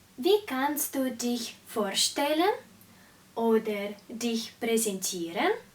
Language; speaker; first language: German; non-native, fluent; Russian